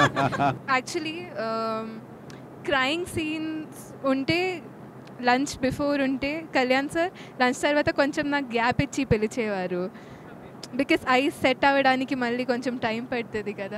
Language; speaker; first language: Telugu; non-native, fluent; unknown